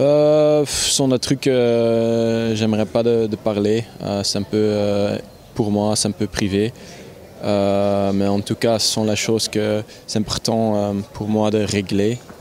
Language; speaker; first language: French; non-native, local second language; Dutch